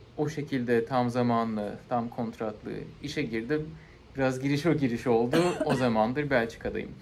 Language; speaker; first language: Turkish; native; Turkish